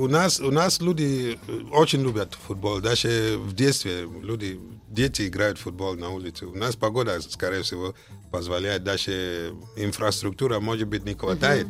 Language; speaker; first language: Russian; non-native, fluent; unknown